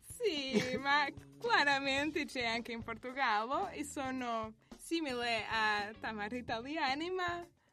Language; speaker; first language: Italian; non-native, learner; Portuguese